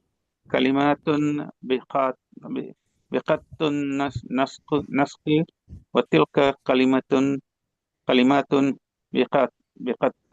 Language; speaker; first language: Arabic; non-native, learner; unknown